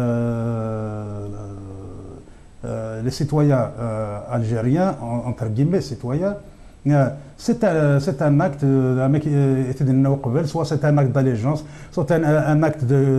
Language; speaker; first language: French; non-native, local second language; Kabyle